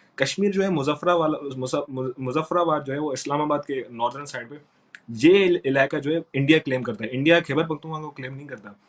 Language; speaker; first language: Urdu; non-native, local second language; Sindhi